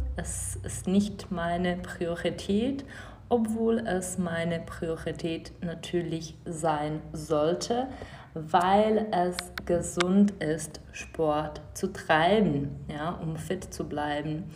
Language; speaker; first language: German; non-native, fluent; Czech